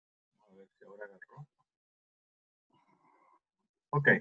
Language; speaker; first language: Spanish; native; Spanish